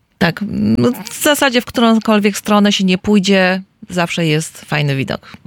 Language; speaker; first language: Polish; native; Polish